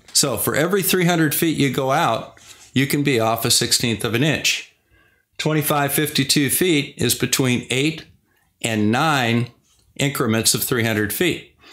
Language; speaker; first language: English; native; English